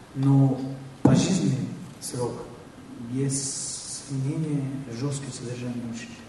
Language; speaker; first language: Russian; non-native, fluent; Italian